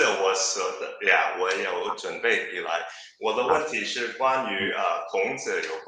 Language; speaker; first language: Chinese; non-native, learner; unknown